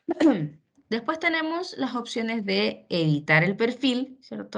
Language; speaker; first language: Spanish; native; Spanish